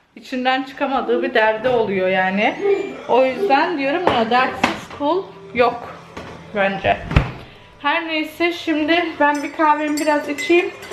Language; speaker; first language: Turkish; early bilingual, heritage; Turkish